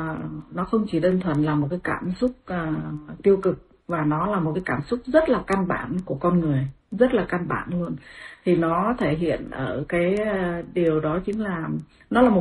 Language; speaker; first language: Vietnamese; native; Vietnamese